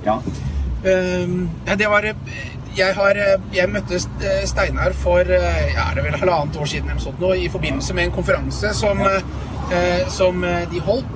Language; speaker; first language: Norwegian; native; Norwegian